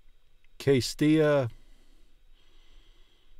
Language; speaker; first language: Italian; non-native, learner; English